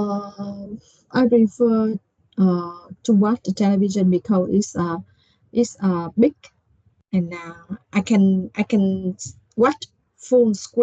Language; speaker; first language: English; non-native, learner; Vietnamese